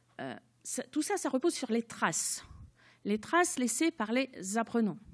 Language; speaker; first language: French; native; French